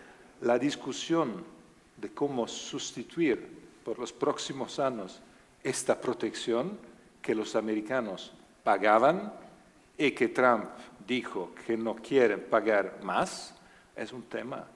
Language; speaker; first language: Spanish; non-native, learner; Italian